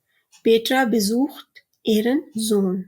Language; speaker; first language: German; non-native, fluent; Urdu